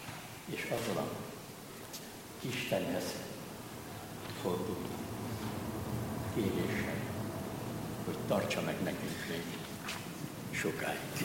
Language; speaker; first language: Hungarian; native; Hungarian